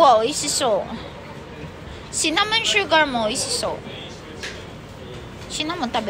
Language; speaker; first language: Japanese; early bilingual, other home language; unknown